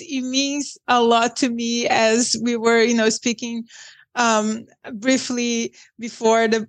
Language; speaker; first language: English; non-native, fluent; Portuguese